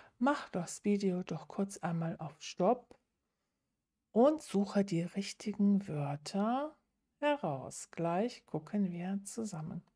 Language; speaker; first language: German; native; German